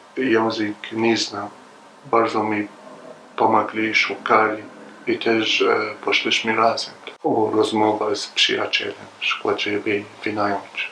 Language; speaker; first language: Polish; non-native, learner; Arabic